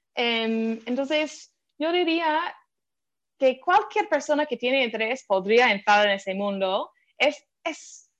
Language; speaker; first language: Spanish; non-native, fluent; English